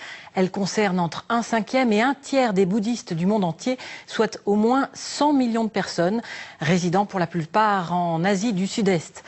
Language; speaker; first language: French; native; French